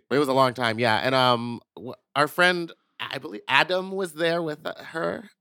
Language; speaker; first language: English; native; English